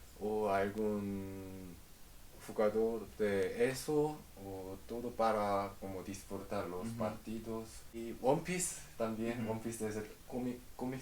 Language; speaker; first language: Spanish; non-native, fluent; Korean